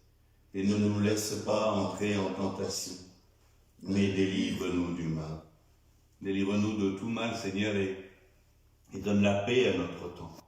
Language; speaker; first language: French; native; French